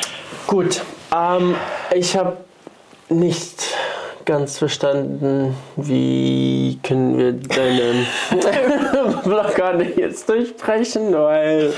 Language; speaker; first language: German; non-native, fluent; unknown